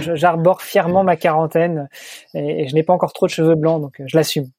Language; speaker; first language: French; native; French